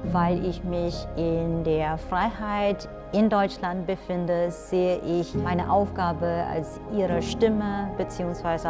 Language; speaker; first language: German; non-native, fluent; Burmese